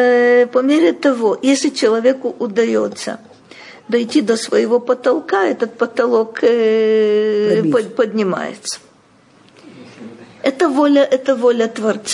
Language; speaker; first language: Russian; native; Russian